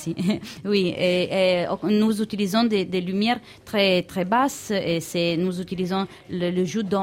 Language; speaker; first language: French; non-native, fluent; Italian